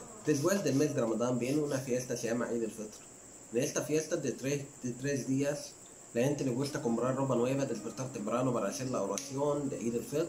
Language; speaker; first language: Spanish; non-native, learner; Arabic